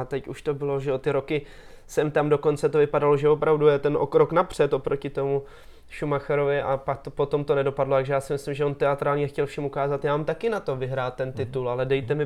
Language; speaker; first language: Czech; native; Czech